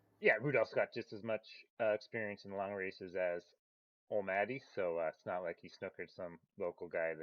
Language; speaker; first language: English; native; English